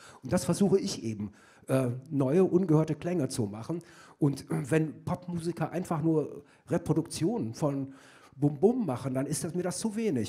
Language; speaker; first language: German; native; German